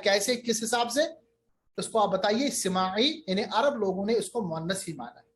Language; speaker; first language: Urdu; native; Urdu